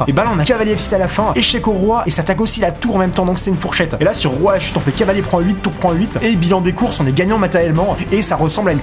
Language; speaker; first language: French; native; French